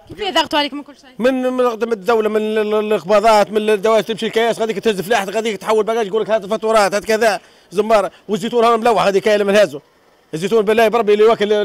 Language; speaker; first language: Arabic; native; Arabic